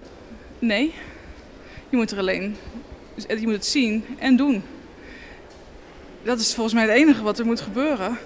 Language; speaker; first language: Dutch; native; Dutch